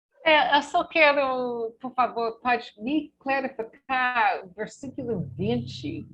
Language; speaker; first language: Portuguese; non-native, learner; English